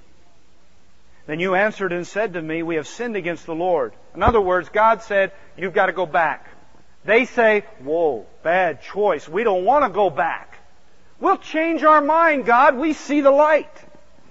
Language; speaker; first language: English; native; English